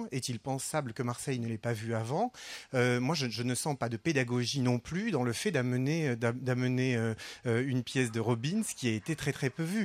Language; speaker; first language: French; native; French